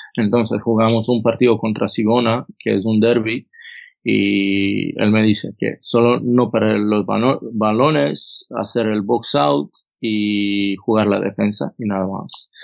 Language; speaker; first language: Spanish; non-native, fluent; Croatian